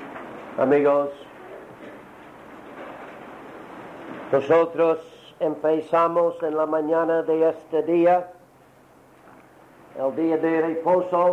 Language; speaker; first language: Spanish; non-native, learner; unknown